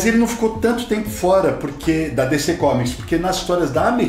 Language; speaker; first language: Portuguese; native; Portuguese